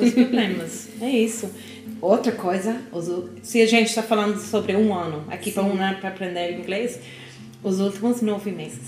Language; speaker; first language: Portuguese; non-native, learner; English